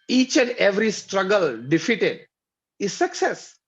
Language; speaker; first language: English; non-native, local second language; Gujarati